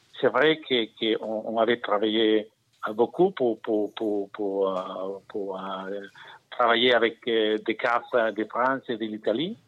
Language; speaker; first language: French; non-native, learner; Spanish